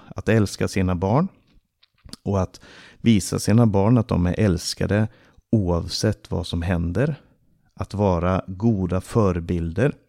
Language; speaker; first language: Swedish; native; Swedish